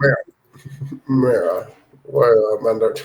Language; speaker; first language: Spanish; non-native, learner; English